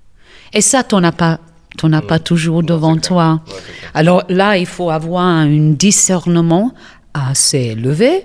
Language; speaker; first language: French; non-native, fluent; English